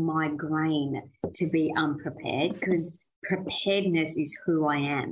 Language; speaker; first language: English; early bilingual, other home language; Persian